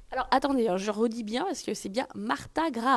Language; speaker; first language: French; native; French